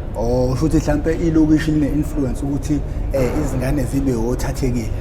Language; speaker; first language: Zulu; native; Zulu